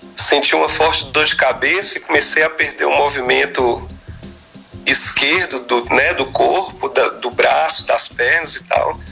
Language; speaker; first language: Portuguese; native; Portuguese